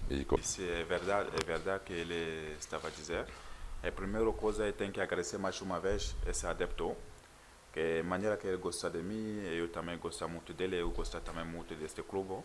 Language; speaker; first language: Portuguese; non-native, learner; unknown